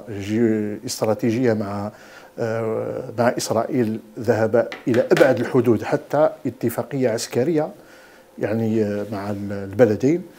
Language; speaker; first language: Arabic; native; Arabic